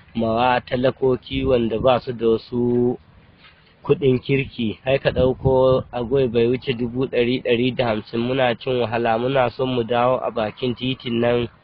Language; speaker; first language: Hausa; non-native, local second language; Fula